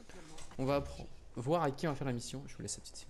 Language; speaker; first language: French; native; French